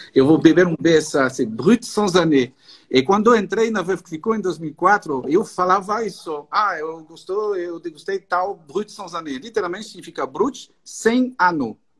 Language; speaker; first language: Portuguese; non-native, fluent; French